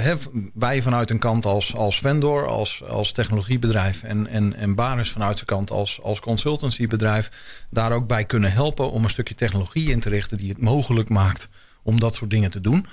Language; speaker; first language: Dutch; native; Dutch